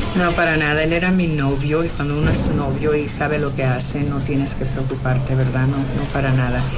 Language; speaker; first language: Spanish; early bilingual, heritage; Spanish